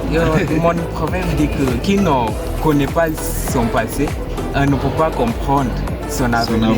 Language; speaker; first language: French; non-native, learner; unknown